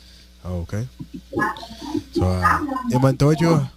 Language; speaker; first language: Vietnamese; non-native, learner; English